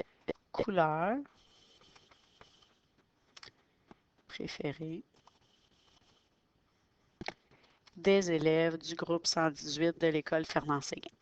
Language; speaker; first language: French; native; French